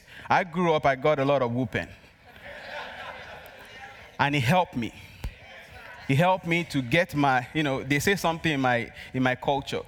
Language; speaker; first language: English; non-native, local second language; Yoruba